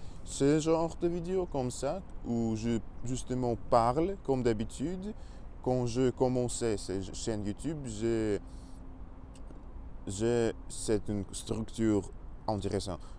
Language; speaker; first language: French; non-native, learner; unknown